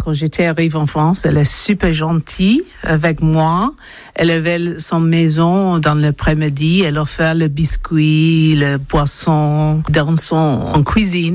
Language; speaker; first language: French; non-native, learner; English